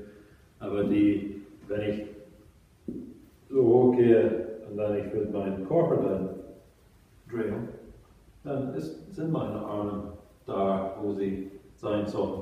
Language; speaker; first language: German; non-native, fluent; English